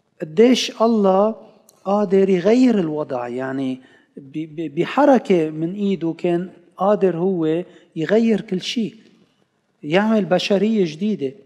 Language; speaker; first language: Arabic; non-native, local second language; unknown